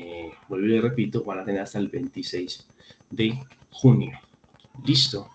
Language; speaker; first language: Spanish; native; Spanish